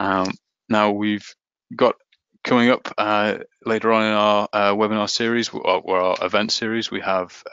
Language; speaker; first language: English; native; English